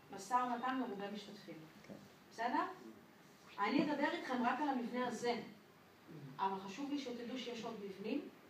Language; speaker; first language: Hebrew; non-native, fluent; French